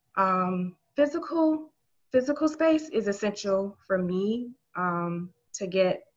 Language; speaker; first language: English; native; English